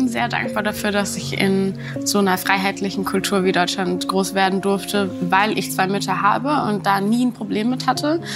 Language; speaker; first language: German; native; German